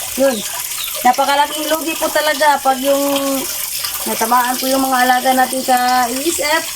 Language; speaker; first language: Filipino; non-native, local second language; Cebuano